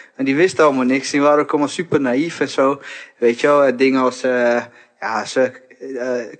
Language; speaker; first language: Dutch; early bilingual, other home language; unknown